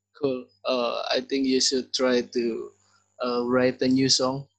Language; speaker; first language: English; non-native, learner; Indonesian